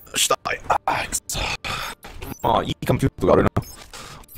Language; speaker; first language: Japanese; non-native, learner; English